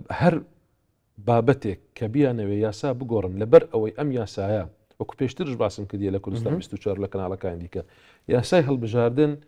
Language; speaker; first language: Central Kurdish; non-native, local second language; Assyrian Neo-Aramaic